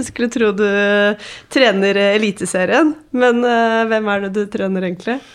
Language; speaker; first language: Norwegian; native; Norwegian